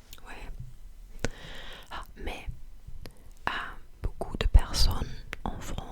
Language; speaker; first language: French; non-native, fluent; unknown